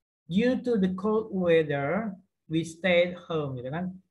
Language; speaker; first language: English; non-native, fluent; Indonesian